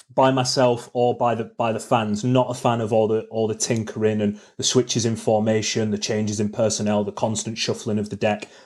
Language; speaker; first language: English; native; English